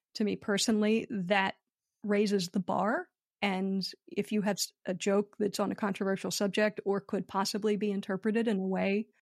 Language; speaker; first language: English; native; English